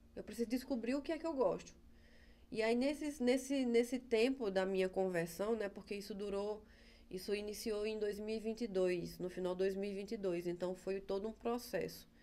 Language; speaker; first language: Portuguese; native; Portuguese